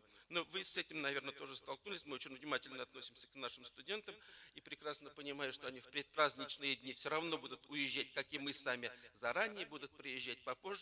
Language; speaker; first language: Russian; native; Russian